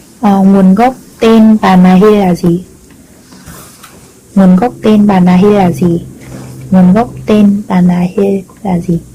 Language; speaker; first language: Vietnamese; non-native, learner; Korean